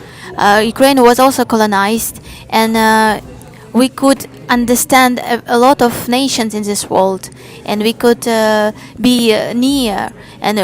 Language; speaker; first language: English; non-native, learner; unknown